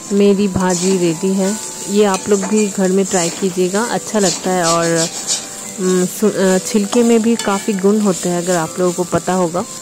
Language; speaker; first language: Hindi; non-native, local second language; Bangla